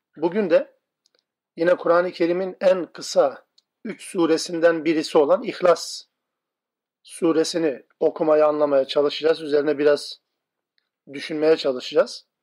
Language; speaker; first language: Turkish; non-native, local second language; Kurdish